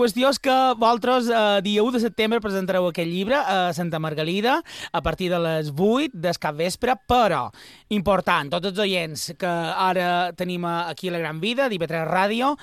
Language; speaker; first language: Catalan; native; Catalan